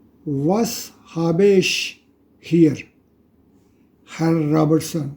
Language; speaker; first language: German; non-native, fluent; Urdu